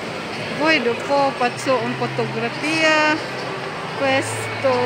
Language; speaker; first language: Italian; non-native, learner; Filipino